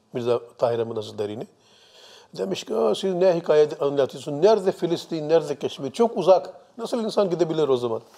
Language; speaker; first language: Turkish; non-native, fluent; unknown